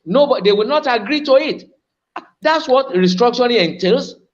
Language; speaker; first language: English; non-native, local second language; Yoruba